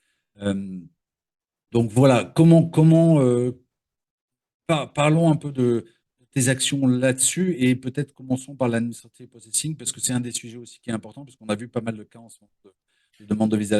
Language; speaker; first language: French; native; French